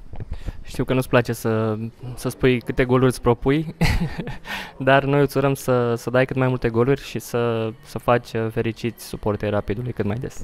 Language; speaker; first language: Romanian; native; Romanian